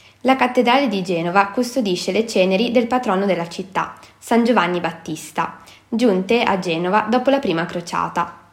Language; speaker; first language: Italian; native; Italian